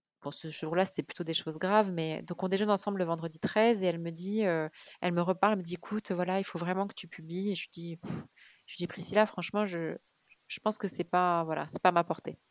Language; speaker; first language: French; early bilingual, other home language; Arabic